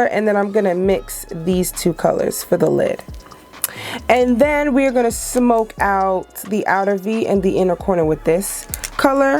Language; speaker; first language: English; native; English